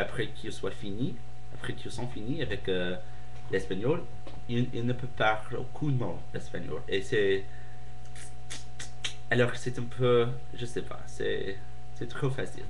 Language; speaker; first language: French; non-native, fluent; English